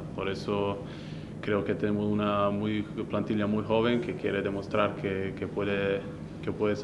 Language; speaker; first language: Spanish; non-native, fluent; Slovenian